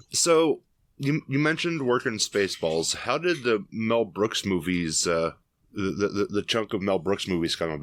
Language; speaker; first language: English; native; English